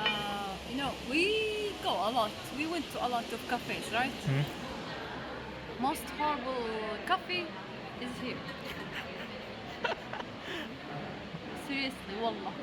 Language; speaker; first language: English; non-native, learner; Arabic